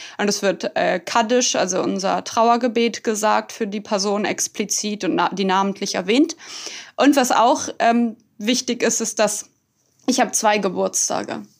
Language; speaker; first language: German; native; German